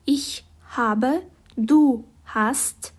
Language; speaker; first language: German; non-native, fluent; Uzbek